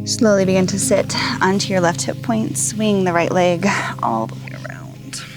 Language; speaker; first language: English; native; English